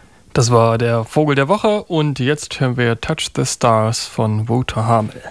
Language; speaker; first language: German; native; German